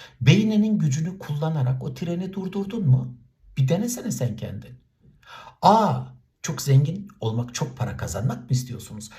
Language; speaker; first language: Turkish; native; Turkish